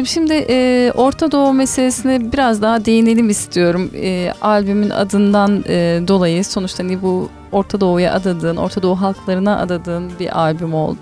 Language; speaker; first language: Turkish; native; Turkish